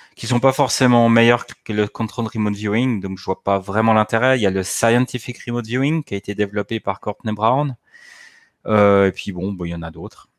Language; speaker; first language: French; native; French